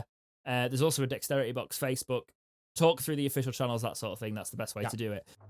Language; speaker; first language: English; native; English